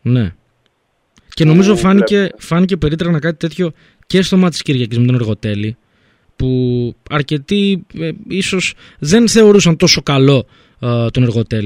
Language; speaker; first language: Greek; native; Greek